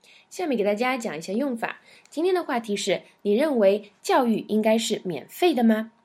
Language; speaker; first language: Chinese; native; Chinese